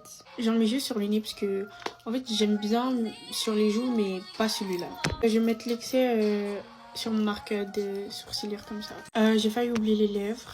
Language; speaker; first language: French; native; French